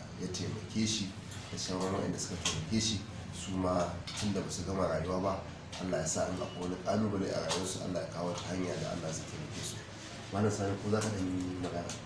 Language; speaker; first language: Hausa; native; Hausa